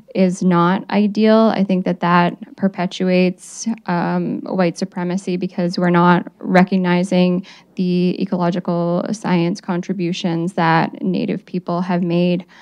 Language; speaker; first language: English; native; English